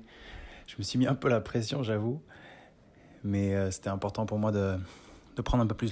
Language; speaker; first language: French; native; French